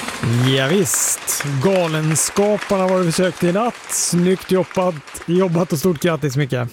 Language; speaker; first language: Swedish; native; Swedish